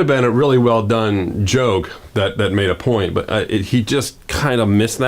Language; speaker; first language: English; native; English